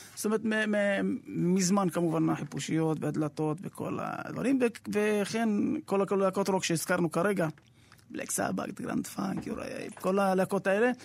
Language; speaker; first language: Hebrew; native; Hebrew